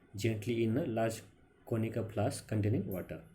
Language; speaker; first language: English; non-native, local second language; Marathi